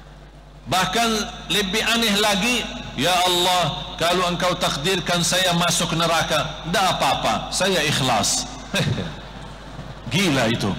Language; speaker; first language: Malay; non-native, fluent; Arabic